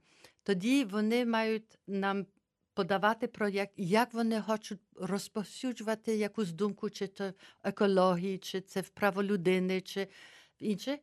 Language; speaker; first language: Ukrainian; early bilingual, heritage; Ukrainian